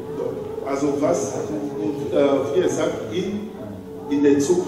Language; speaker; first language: German; non-native, learner; French